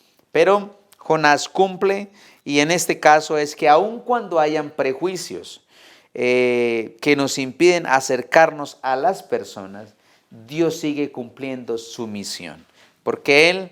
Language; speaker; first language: Spanish; native; Spanish